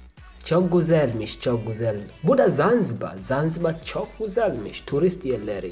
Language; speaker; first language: Turkish; non-native, learner; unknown